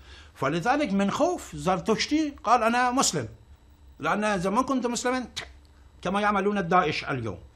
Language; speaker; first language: Arabic; non-native, fluent; Persian